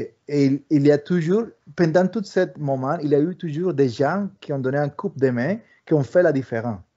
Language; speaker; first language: French; early bilingual, other home language; Spanish